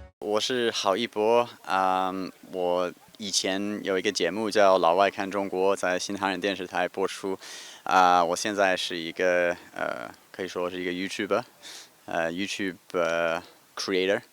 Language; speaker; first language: Chinese; non-native, fluent; English